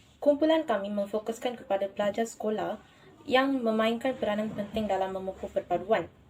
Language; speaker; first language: Malay; non-native, local second language; Tamil